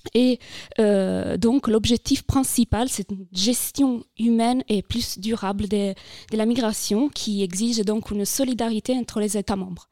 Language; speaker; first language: French; non-native, fluent; Italian